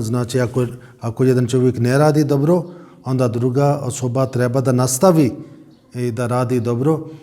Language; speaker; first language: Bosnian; non-native, fluent; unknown